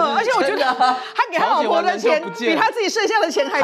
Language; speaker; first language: Chinese; native; Chinese